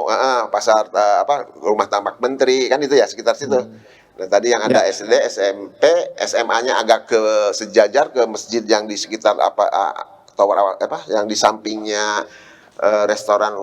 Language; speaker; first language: Indonesian; native; Indonesian